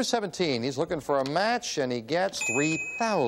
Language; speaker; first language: English; native; English